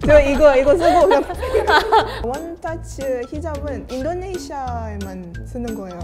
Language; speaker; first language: Korean; non-native, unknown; Malay